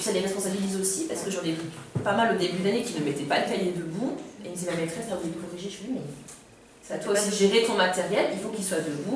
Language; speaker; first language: French; native; French